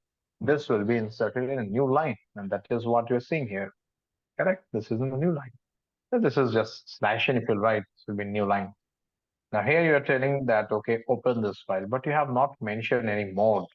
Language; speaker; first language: English; non-native, local second language; Hindi